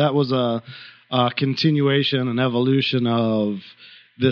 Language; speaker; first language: English; native; English